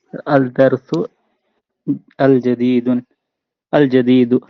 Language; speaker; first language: Arabic; non-native, learner; Urdu